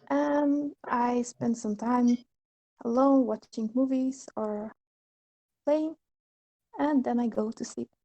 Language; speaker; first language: English; non-native, learner; Polish